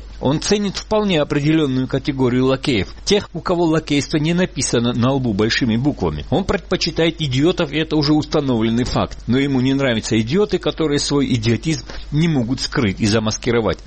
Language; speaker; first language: Russian; native; Russian